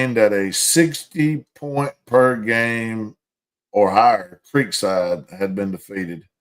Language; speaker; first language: English; native; English